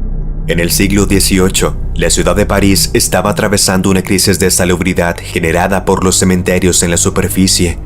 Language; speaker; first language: Spanish; native; Spanish